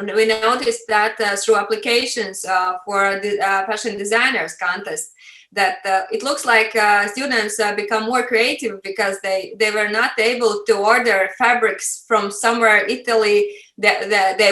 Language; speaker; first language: English; non-native, fluent; Latvian